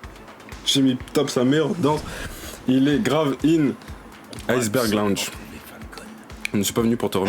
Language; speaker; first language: French; native; French